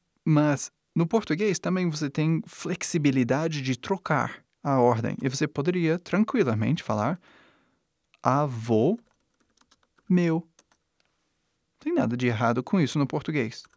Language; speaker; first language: Portuguese; non-native, fluent; English